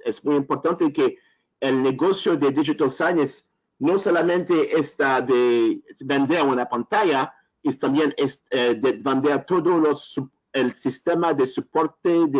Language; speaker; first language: Spanish; non-native, learner; French